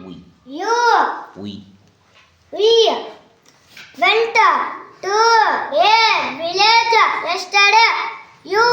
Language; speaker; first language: English; non-native, learner; Telugu